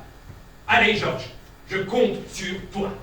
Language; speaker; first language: French; native; French